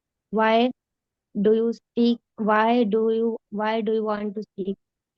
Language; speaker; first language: English; non-native, learner; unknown